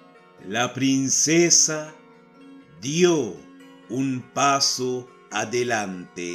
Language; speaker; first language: Spanish; native; Spanish